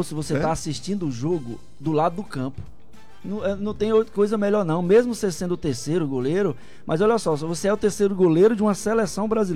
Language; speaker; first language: Portuguese; native; Portuguese